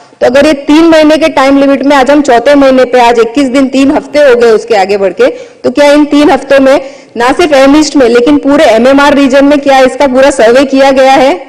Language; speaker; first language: Hindi; native; Hindi